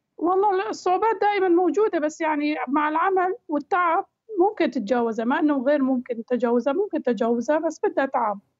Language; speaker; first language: Arabic; native; Arabic